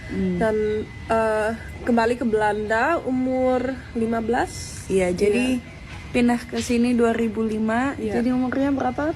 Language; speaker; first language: Indonesian; early bilingual, other home language; Dutch